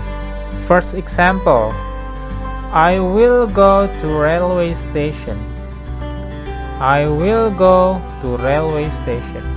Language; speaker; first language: English; non-native, learner; Indonesian